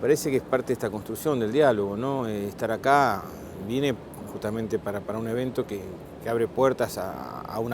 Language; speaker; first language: Spanish; native; Spanish